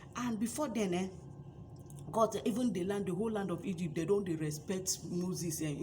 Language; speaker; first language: Nigerian Pidgin; native; Nigerian Pidgin